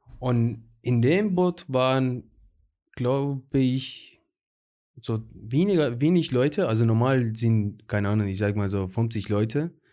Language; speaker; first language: German; non-native, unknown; Persian